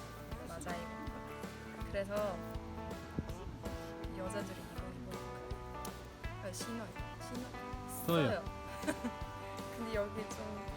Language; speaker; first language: Korean; non-native, learner; Swedish